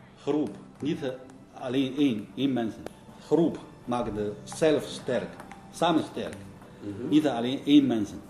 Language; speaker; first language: Dutch; non-native, learner; Chinese